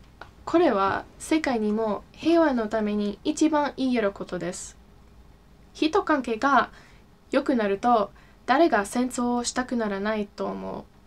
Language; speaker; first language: Japanese; non-native, fluent; English